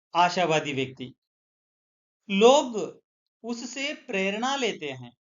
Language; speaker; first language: Hindi; non-native, local second language; Telugu